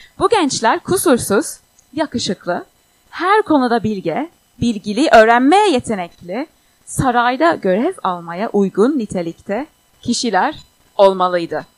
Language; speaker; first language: Turkish; non-native, fluent; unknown